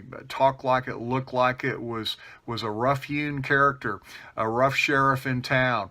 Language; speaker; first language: English; native; English